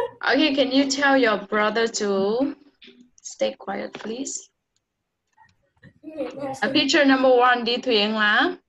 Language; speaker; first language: English; non-native, learner; Vietnamese